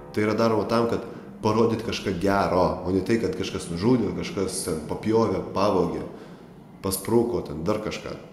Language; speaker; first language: Lithuanian; non-native, local second language; Russian